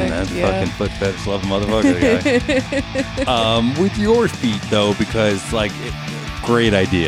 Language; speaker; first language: English; native; English